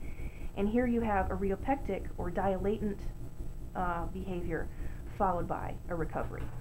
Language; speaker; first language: English; native; English